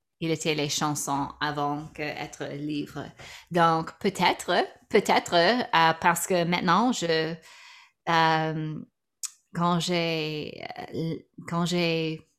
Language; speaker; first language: French; non-native, learner; English